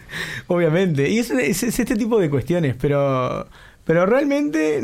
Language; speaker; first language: Spanish; native; Spanish